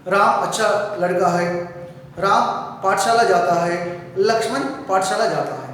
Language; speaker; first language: Hindi; non-native, local second language; Telugu